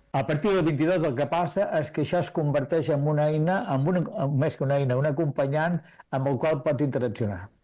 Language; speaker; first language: Catalan; native; Catalan